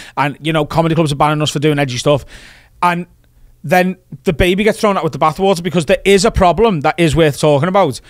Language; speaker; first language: English; native; English